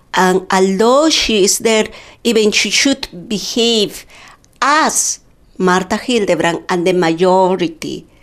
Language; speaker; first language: English; non-native, fluent; Quechua